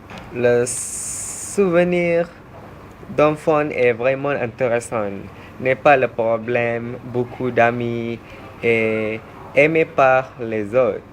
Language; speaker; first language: French; non-native, learner; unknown